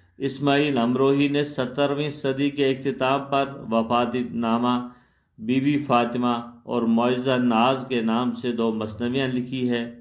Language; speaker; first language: Urdu; non-native, local second language; Kashmiri